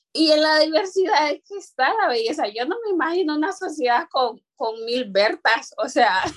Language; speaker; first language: Spanish; non-native, local second language; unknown